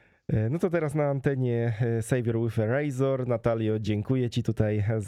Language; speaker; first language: Polish; native; Polish